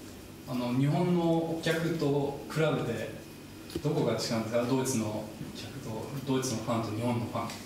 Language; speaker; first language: Japanese; non-native, fluent; German